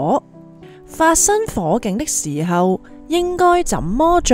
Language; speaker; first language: Chinese; non-native, local second language; Cantonese